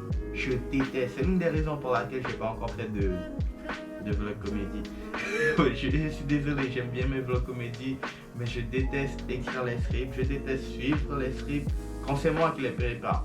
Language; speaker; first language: French; non-native, fluent; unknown